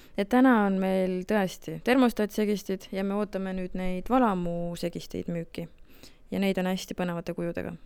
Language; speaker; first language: Estonian; native; Estonian